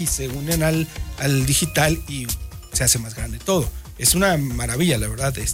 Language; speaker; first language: Spanish; native; Spanish